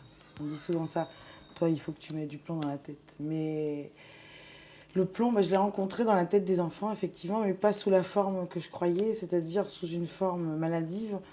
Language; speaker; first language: French; native; French